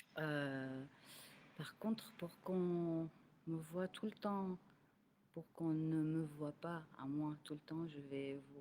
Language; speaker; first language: French; non-native, local second language; Arabic